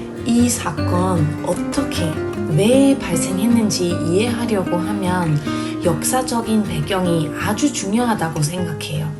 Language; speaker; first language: Korean; non-native, fluent; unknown